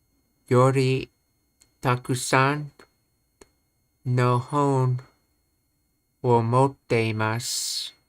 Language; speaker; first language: Japanese; non-native, learner; English